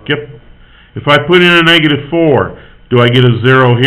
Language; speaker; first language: English; native; English